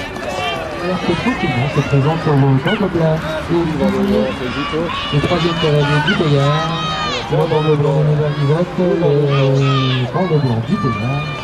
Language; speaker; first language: French; native; French